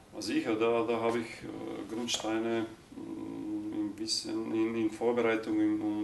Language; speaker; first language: German; non-native, learner; Croatian